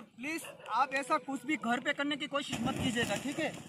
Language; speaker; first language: Hindi; non-native, local second language; Gujarati